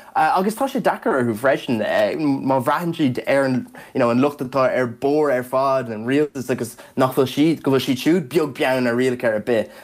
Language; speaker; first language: Irish; native; Irish